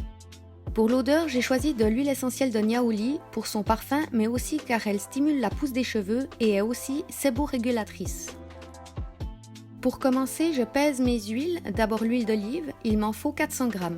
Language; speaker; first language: French; native; French